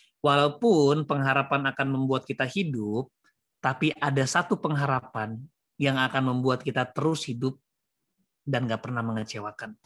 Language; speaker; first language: Indonesian; native; Indonesian